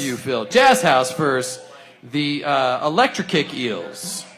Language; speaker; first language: English; native; English